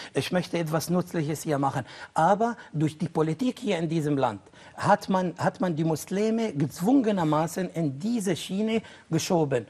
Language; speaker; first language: German; non-native, fluent; Arabic